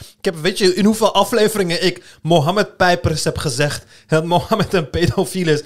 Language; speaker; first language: Dutch; early bilingual, other home language; Turkish